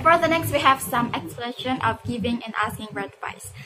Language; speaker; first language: English; non-native, fluent; Indonesian